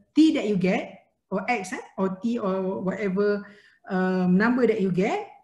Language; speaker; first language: English; non-native, local second language; Malay